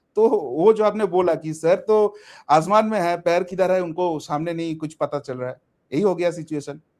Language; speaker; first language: Hindi; non-native, local second language; Bangla